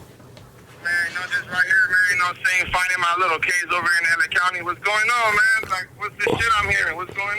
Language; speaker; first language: English; native; English